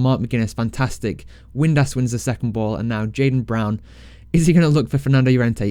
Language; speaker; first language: English; native; English